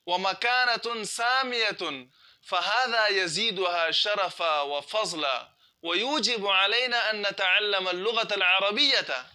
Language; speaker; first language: Arabic; non-native, fluent; Urdu